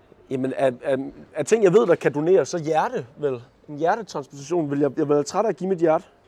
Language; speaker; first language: Danish; native; Danish